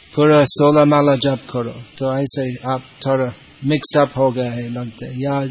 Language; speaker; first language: Hindi; non-native, fluent; English